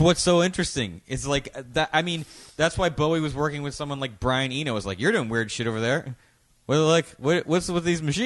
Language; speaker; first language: English; native; English